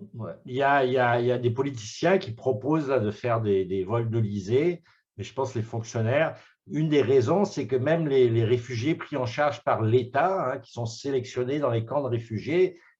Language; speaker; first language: French; native; French